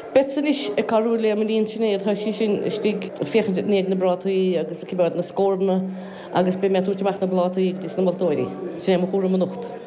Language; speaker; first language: Irish; native; Irish